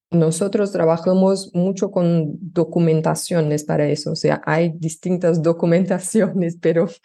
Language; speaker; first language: Spanish; non-native, fluent; Portuguese